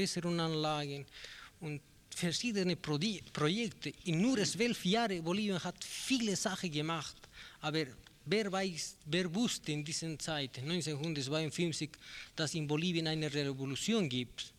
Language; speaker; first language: German; non-native, learner; Spanish